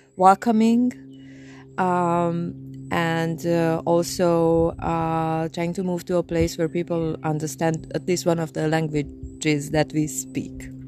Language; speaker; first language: English; non-native, fluent; Romanian